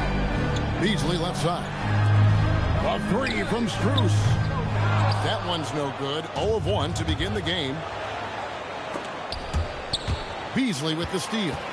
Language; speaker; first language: English; native; English